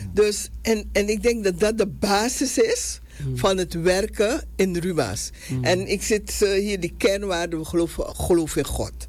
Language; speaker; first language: Dutch; native; Dutch